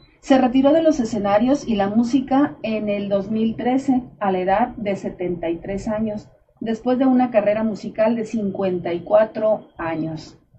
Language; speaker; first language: Spanish; native; Spanish